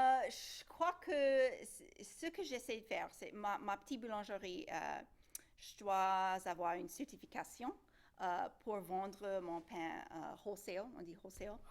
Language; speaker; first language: French; non-native, local second language; English